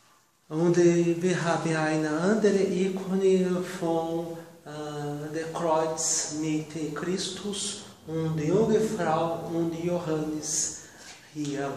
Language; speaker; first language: German; non-native, learner; Portuguese